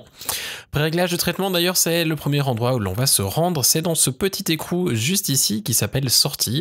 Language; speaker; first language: French; native; French